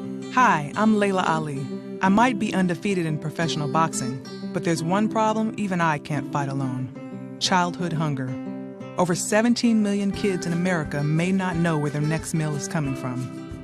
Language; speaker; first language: English; native; English